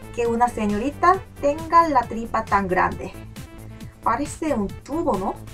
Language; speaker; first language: Spanish; non-native, fluent; Korean